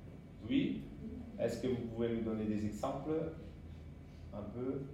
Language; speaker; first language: French; non-native, fluent; Spanish